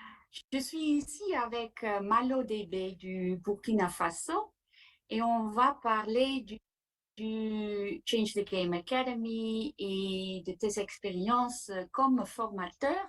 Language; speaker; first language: French; non-native, fluent; Dutch